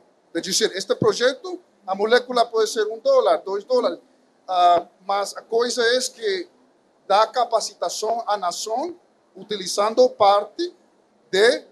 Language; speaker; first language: Portuguese; non-native, fluent; Spanish